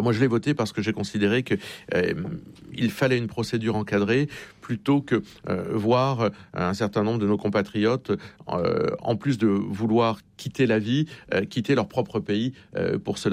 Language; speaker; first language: French; native; French